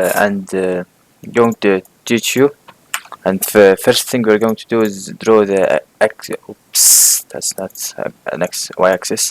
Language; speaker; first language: English; non-native, fluent; Arabic